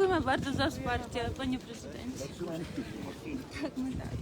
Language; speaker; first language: Polish; non-native, learner; Ukrainian